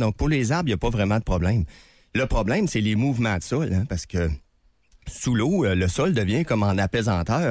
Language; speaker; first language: French; native; French